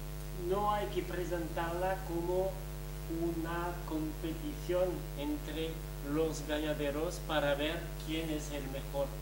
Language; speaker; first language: Spanish; non-native, fluent; French